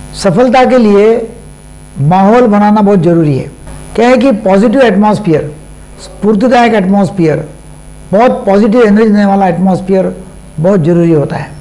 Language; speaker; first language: Hindi; non-native, local second language; Marathi